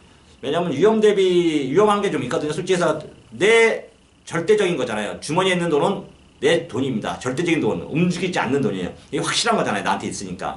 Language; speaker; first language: Korean; native; Korean